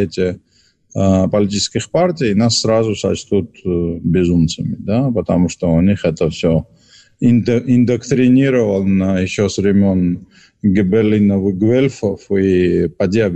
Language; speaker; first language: Russian; non-native, local second language; Georgian